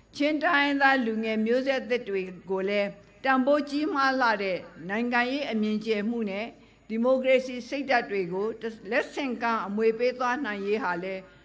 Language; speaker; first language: Burmese; native; Burmese